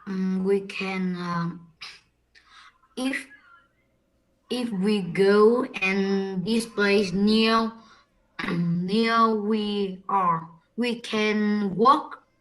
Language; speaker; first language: English; non-native, learner; Vietnamese